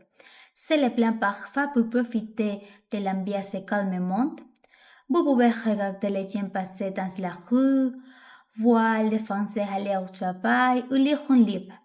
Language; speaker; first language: French; non-native, learner; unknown